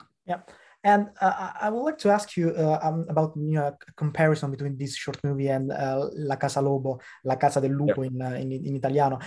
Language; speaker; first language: English; non-native, fluent; Italian